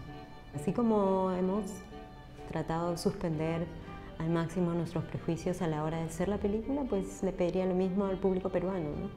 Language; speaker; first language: Spanish; native; Spanish